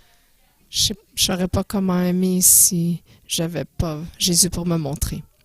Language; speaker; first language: French; non-native, fluent; English